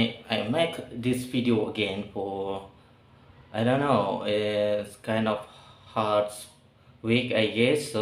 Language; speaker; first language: English; non-native, learner; Indonesian